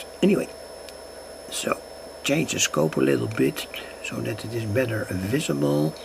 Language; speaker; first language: English; non-native, fluent; Dutch